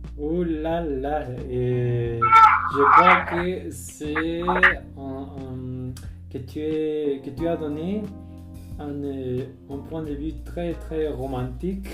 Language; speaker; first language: French; non-native, fluent; Spanish